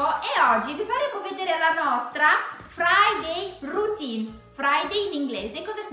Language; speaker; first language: Italian; native; Italian